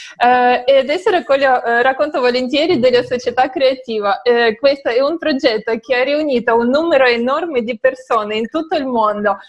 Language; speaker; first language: Italian; non-native, fluent; Russian